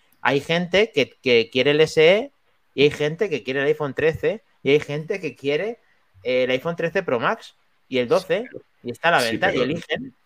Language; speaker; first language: Spanish; native; Spanish